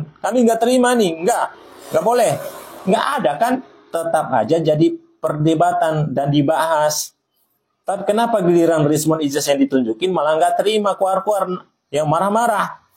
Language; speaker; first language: Indonesian; native; Indonesian